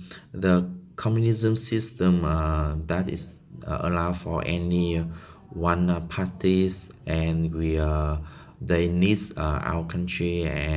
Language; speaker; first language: English; non-native, learner; Vietnamese